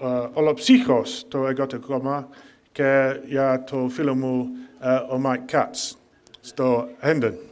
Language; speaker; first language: Greek; non-native, fluent; English